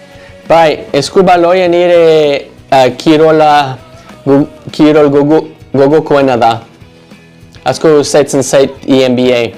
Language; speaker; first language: Basque; non-native, learner; English